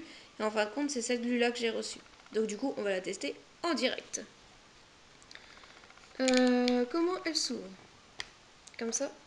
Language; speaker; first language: French; native; French